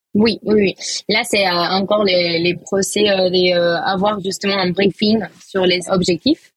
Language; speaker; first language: French; non-native, fluent; Spanish